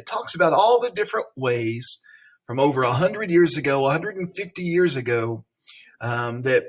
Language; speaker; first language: English; native; English